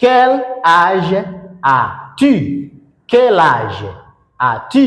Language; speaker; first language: French; non-native, fluent; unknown